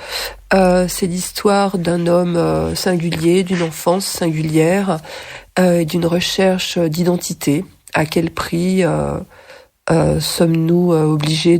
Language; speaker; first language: French; native; French